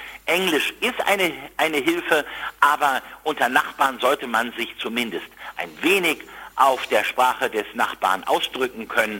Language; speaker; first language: German; native; German